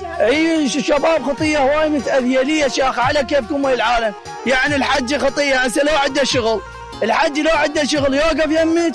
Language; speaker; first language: Arabic; native; Arabic